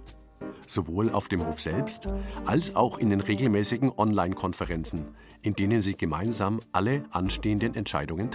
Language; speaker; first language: German; native; German